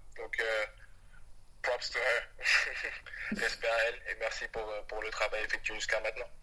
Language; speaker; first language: French; early bilingual, other home language; Wolof